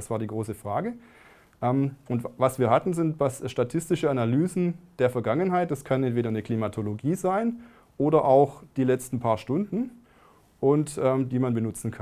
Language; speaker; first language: German; native; German